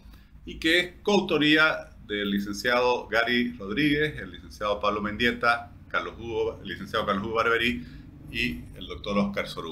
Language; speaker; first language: Spanish; native; Spanish